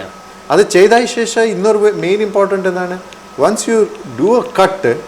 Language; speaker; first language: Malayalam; non-native, local second language; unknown